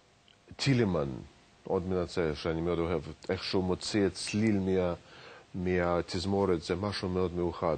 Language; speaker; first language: Hebrew; non-native, fluent; Russian